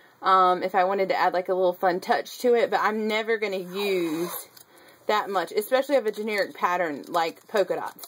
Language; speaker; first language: English; native; English